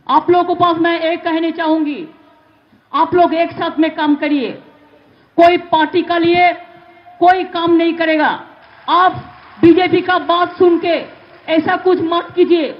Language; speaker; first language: Hindi; non-native, local second language; Bangla